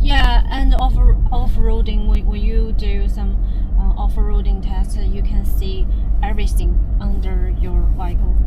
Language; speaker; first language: English; non-native, learner; Chinese